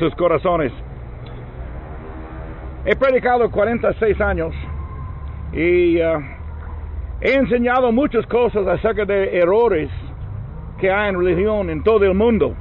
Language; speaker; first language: Spanish; non-native, learner; English